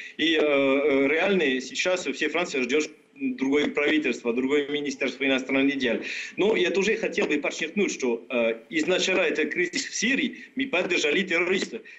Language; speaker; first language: Russian; non-native, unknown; French